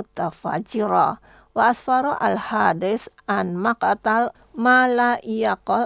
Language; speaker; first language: Arabic; non-native, fluent; Indonesian